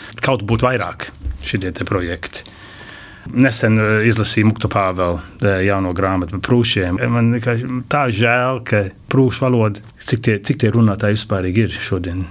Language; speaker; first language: Latvian; early bilingual, heritage; Latvian